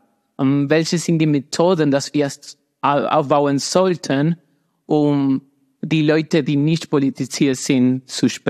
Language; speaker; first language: German; non-native, learner; Spanish